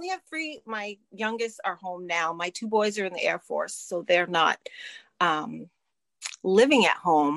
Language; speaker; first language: English; native; English